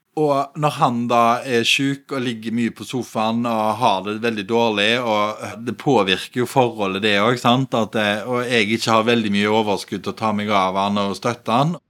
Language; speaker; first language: Norwegian; native; Norwegian